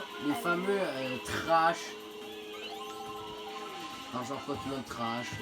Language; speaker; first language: French; native; French